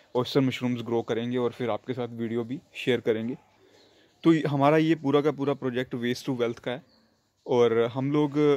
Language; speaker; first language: Hindi; non-native, local second language; Punjabi